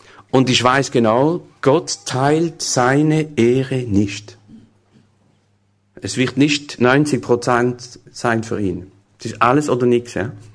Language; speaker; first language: German; non-native, fluent; French